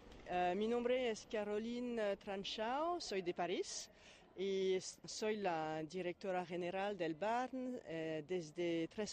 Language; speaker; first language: Spanish; non-native, fluent; French